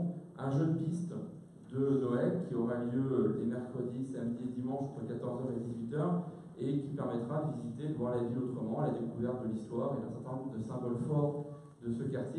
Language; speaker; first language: French; native; French